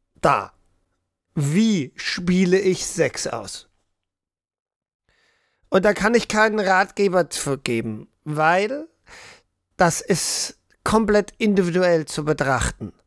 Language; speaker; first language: German; native; German